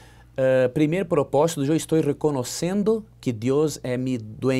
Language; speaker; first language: Spanish; non-native, learner; Portuguese